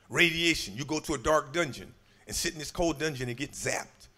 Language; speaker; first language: English; native; English